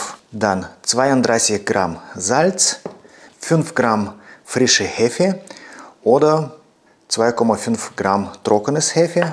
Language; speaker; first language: German; non-native, fluent; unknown